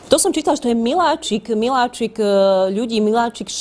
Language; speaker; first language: Slovak; native; Slovak